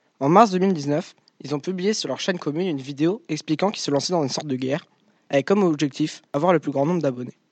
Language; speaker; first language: French; native; French